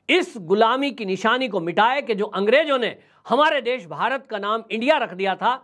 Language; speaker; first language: Hindi; native; Hindi